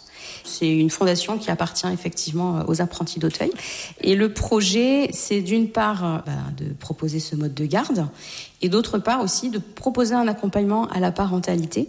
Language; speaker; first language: French; native; French